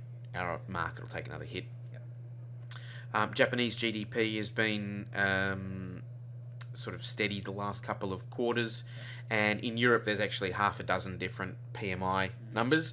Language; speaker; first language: English; native; English